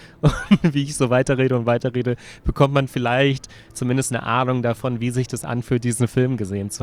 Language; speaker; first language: German; native; German